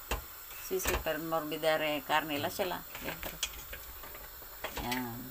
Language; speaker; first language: Italian; non-native, learner; Filipino